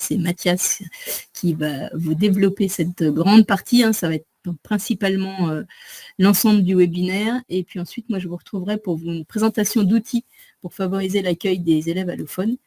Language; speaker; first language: French; native; French